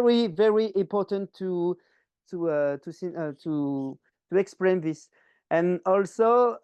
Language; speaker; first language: English; non-native, learner; French